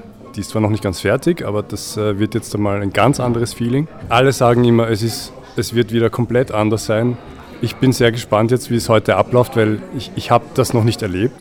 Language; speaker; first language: German; native; German